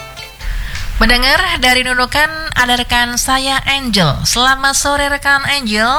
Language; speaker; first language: Indonesian; native; Indonesian